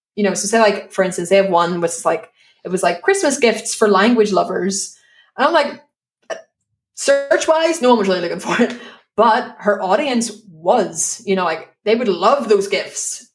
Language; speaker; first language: English; native; English